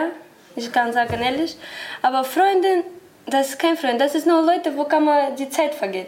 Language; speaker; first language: German; non-native, learner; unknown